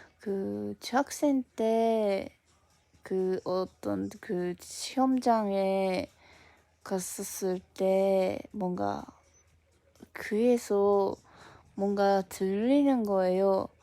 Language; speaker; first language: Korean; non-native, fluent; Japanese